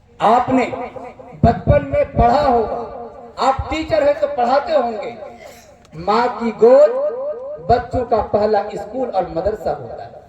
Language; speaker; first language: Urdu; native; Urdu